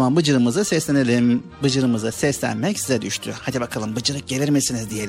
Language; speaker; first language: Turkish; native; Turkish